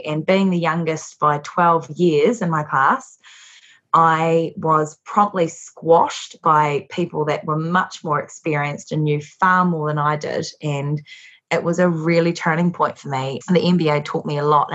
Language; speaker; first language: English; native; English